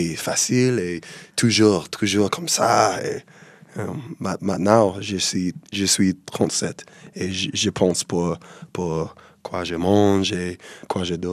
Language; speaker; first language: French; non-native, learner; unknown